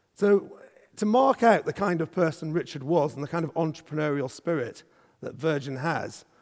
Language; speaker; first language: English; native; English